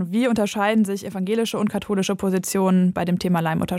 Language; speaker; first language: German; native; German